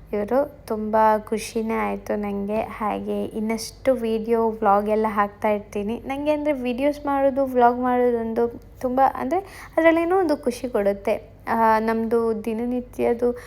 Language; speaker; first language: Kannada; non-native, local second language; Tulu